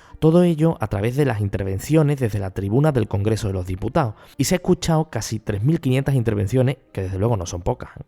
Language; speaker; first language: Spanish; native; Spanish